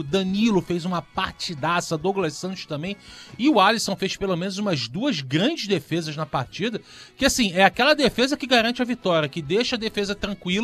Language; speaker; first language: Portuguese; native; Portuguese